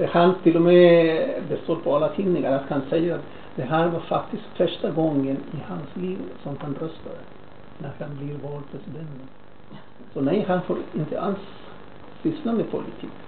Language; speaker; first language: Swedish; non-native, fluent; Spanish